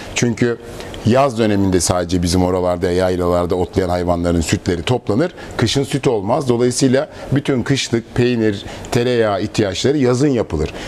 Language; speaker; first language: Turkish; native; Turkish